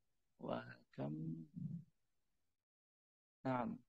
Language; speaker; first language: Arabic; non-native, fluent; Indonesian